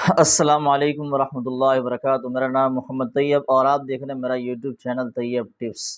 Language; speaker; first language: Urdu; non-native, local second language; Punjabi